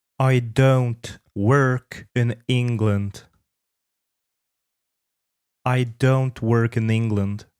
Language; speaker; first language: English; non-native, fluent; Polish